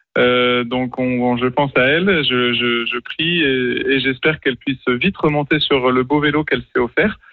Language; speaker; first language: French; native; French